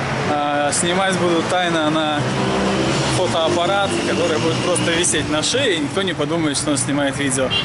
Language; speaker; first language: Russian; native; Russian